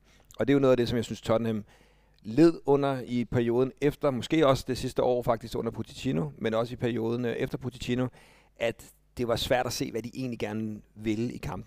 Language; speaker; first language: Danish; native; Danish